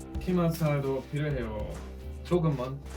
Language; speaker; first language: Korean; non-native, learner; German